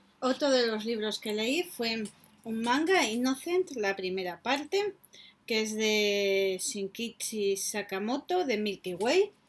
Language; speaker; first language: Spanish; native; Spanish